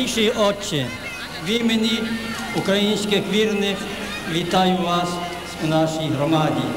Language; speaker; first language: Ukrainian; early bilingual, heritage; Ukrainian